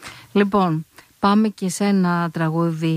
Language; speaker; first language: Greek; native; Greek